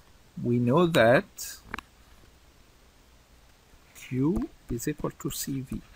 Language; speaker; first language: English; non-native, fluent; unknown